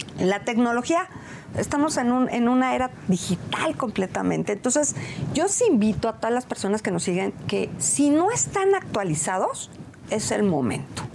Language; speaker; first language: Spanish; native; Spanish